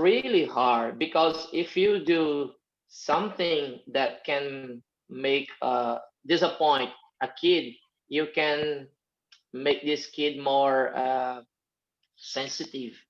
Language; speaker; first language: English; non-native, fluent; Portuguese